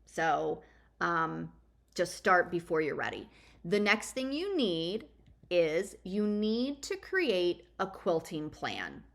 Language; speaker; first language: English; native; English